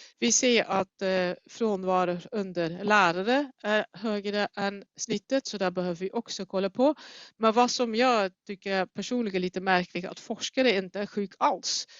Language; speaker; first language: Swedish; non-native, fluent; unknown